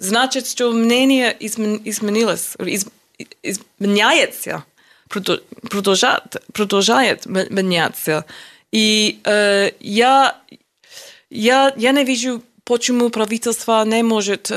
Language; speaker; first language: Russian; non-native, learner; English